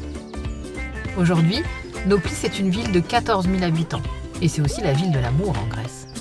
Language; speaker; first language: French; native; French